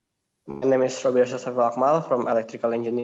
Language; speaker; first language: English; non-native, learner; Indonesian